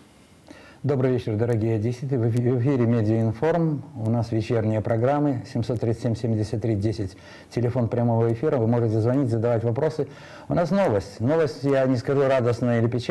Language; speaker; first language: Russian; native; Russian